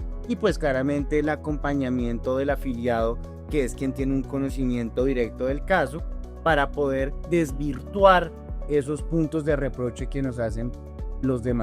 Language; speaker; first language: Spanish; native; Spanish